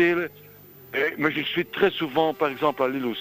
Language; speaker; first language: French; non-native, local second language; Dutch